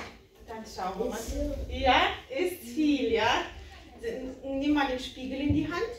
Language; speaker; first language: German; native; German